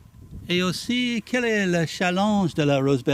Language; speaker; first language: French; non-native, learner; English